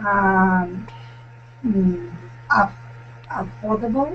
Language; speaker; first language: Spanish; non-native, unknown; English